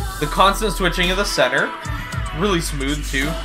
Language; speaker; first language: English; native; English